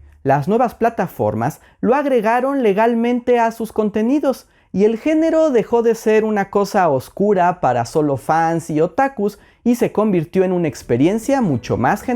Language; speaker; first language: Spanish; native; Spanish